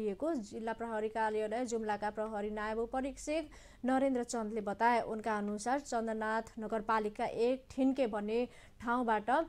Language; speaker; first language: Nepali; non-native, local second language; Maithili